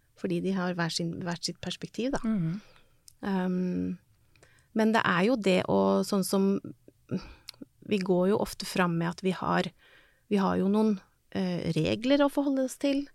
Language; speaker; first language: Norwegian; native; Norwegian